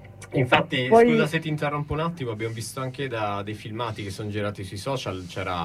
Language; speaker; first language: Italian; native; Italian